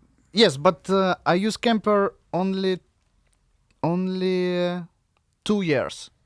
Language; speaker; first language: English; non-native, learner; Russian